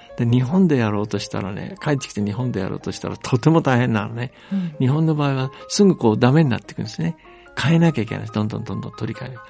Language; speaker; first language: Japanese; native; Japanese